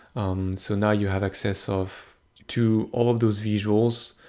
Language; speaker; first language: English; non-native, fluent; French